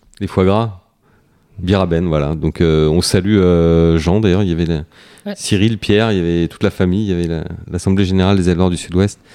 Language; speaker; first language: French; native; French